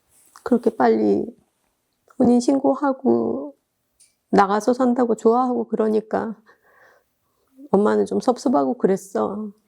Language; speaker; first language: Korean; native; Korean